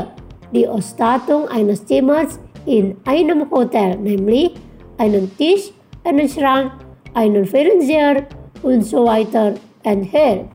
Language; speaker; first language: German; non-native, fluent; Indonesian